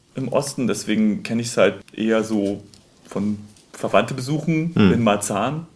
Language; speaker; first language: German; native; German